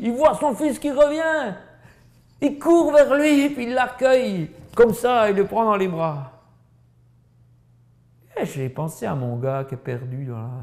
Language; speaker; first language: French; native; French